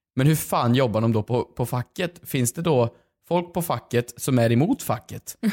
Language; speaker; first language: Swedish; native; Swedish